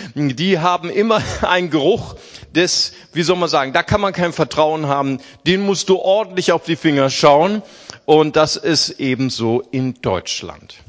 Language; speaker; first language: German; early bilingual, other home language; Portuguese